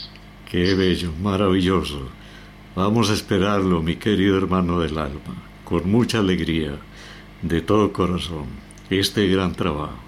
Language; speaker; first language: Spanish; native; Spanish